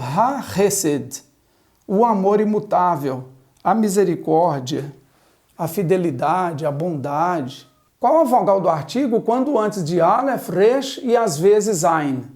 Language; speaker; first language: Portuguese; native; Portuguese